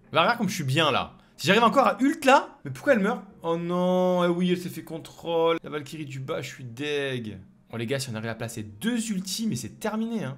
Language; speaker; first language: French; native; French